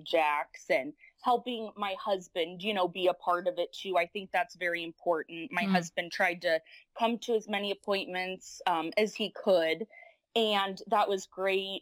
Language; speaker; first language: English; native; English